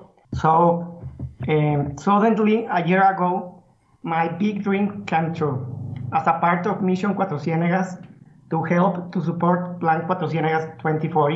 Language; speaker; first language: English; non-native, fluent; Spanish